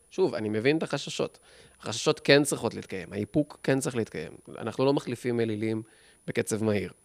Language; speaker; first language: Hebrew; native; Hebrew